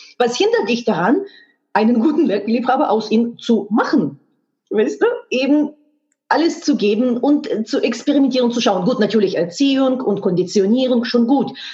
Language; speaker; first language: German; non-native, fluent; Russian